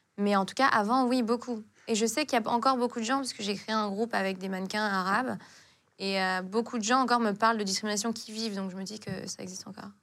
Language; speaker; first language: French; non-native, local second language; Arabic